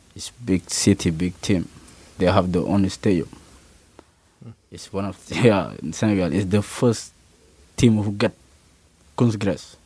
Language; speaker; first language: English; non-native, learner; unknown